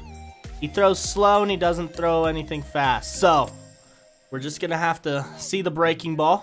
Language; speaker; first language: English; native; English